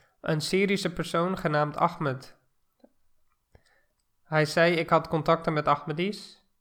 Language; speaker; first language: Dutch; non-native, fluent; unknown